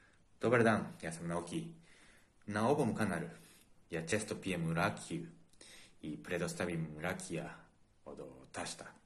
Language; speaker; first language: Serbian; non-native, learner; Japanese